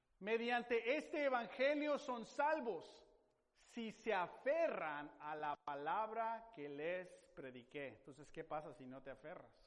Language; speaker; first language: Spanish; non-native, fluent; English